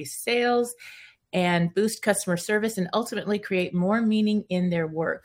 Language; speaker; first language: English; early bilingual, other home language; Spanish